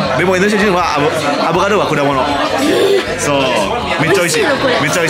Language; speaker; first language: Japanese; non-native, fluent; Indonesian